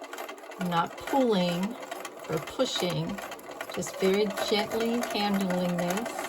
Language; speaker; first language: English; native; English